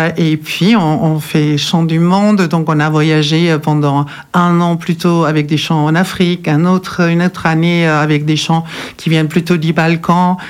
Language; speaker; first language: French; non-native, fluent; German